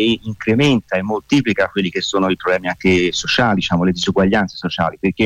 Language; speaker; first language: Italian; native; Italian